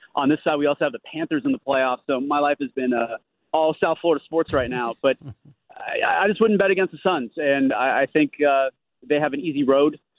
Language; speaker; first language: English; native; English